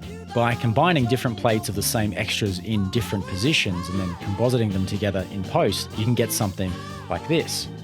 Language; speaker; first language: English; native; English